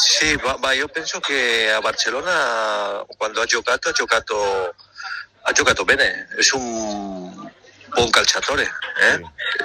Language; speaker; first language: Italian; non-native, learner; Spanish